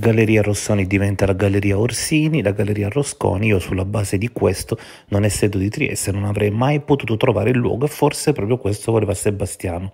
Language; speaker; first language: Italian; native; Italian